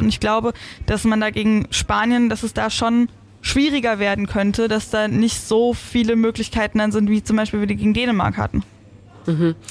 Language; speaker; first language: German; native; German